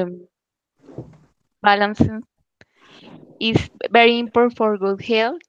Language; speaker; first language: English; non-native, learner; Spanish